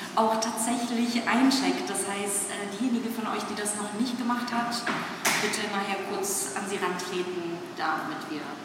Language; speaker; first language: German; non-native, fluent; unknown